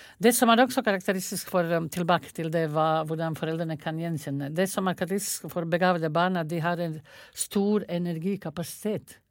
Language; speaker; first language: Norwegian; non-native, fluent; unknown